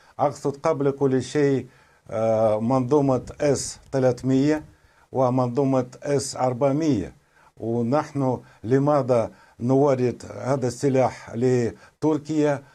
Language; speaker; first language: Arabic; non-native, fluent; Russian